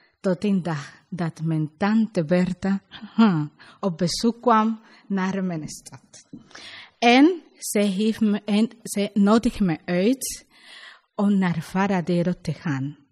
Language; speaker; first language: Dutch; non-native, learner; Spanish